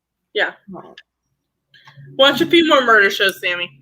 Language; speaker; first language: English; native; English